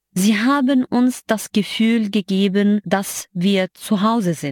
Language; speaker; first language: German; non-native, fluent; Arabic